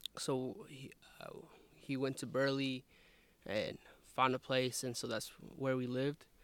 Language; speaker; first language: English; early bilingual, other home language; Spanish